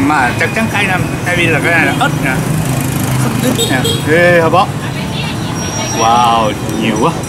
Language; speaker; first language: Vietnamese; non-native, learner; Japanese